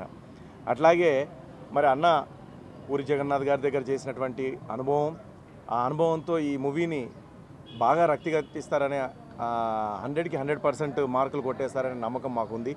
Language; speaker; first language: Telugu; native; Telugu